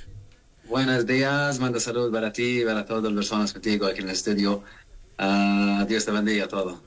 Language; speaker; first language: Spanish; non-native, learner; Arabic